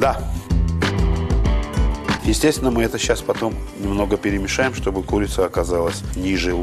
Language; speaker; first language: Russian; native; Russian